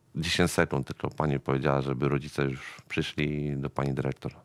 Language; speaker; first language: Polish; native; Polish